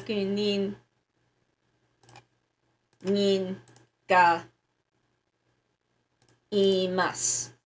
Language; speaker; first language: Japanese; non-native, learner; English